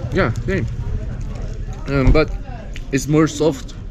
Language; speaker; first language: English; non-native, learner; Korean